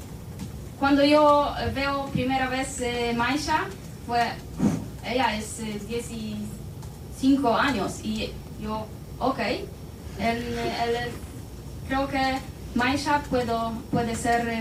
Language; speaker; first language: Spanish; non-native, learner; Polish